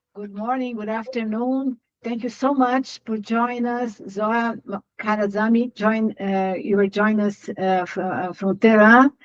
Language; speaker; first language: English; non-native, fluent; Portuguese